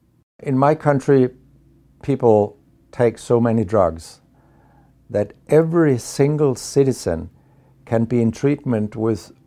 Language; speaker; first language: English; non-native, fluent; Danish